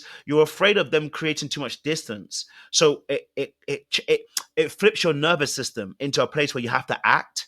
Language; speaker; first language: English; native; English